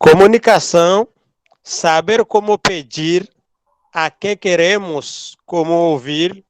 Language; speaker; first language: Portuguese; non-native, learner; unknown